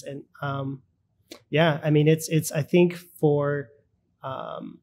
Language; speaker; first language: English; early bilingual, other home language; Russian